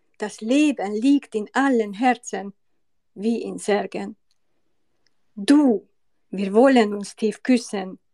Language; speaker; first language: German; non-native, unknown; Hungarian